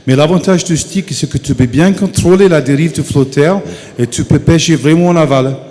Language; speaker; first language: French; non-native, fluent; English